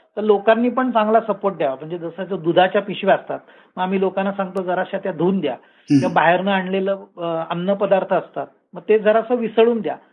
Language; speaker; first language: Marathi; native; Marathi